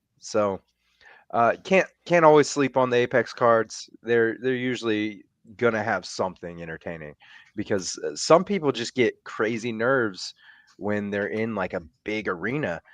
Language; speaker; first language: English; native; English